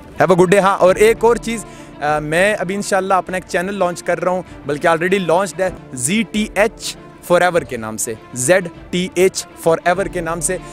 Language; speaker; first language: Urdu; non-native, local second language; Pashto